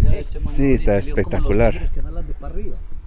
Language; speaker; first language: Spanish; non-native, learner; English